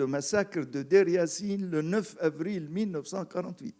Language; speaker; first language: French; non-native, fluent; Arabic